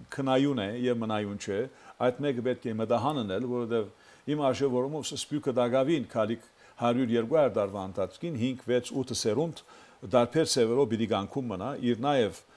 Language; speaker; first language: Armenian; early bilingual, heritage; Armenian